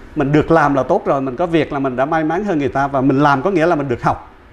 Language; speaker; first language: Vietnamese; native; Vietnamese